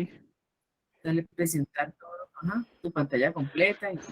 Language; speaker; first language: Spanish; native; Spanish